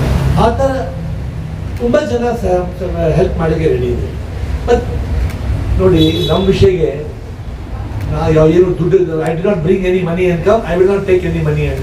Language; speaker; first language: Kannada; non-native, local second language; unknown